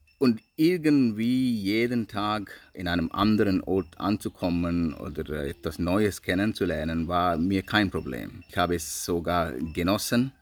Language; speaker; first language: German; non-native, fluent; Sinhala